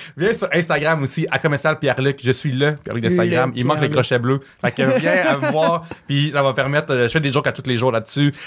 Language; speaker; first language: French; native; French